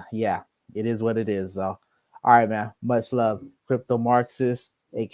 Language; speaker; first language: English; native; English